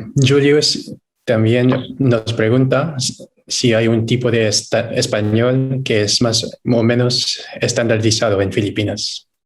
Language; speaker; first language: Spanish; non-native, fluent; Filipino